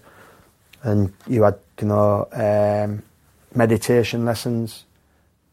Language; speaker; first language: English; native; English